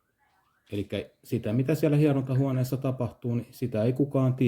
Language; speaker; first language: Finnish; native; Finnish